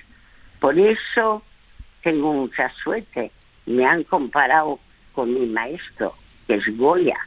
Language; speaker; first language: Spanish; early bilingual, other home language; French